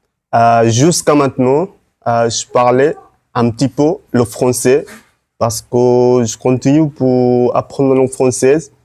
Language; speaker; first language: French; non-native, learner; Swahili